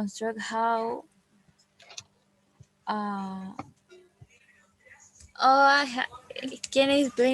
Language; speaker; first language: English; non-native, learner; Spanish